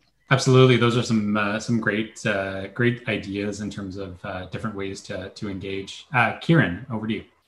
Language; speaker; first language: English; native; English